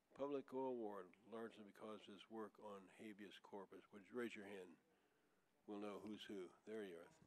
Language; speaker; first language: English; native; English